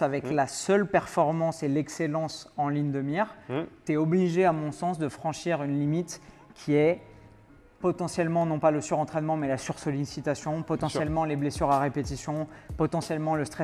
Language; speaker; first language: French; native; French